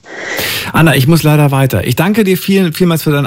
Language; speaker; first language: German; native; German